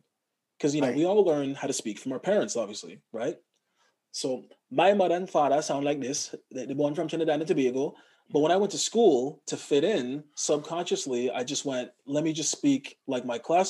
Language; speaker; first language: English; native; English